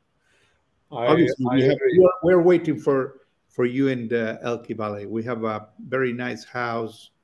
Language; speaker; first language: English; non-native, learner; Spanish